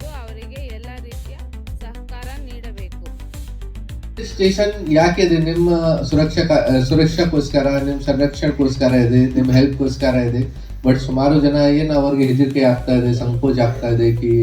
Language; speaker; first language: Kannada; non-native, fluent; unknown